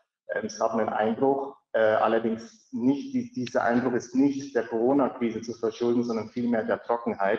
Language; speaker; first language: German; native; German